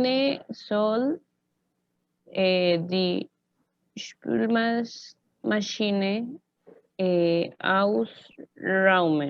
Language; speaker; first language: German; non-native, learner; Spanish